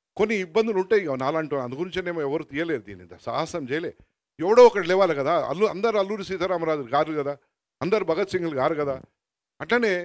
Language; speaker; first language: Telugu; native; Telugu